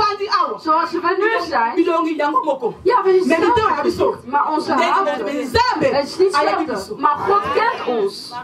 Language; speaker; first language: Dutch; non-native, fluent; Lingala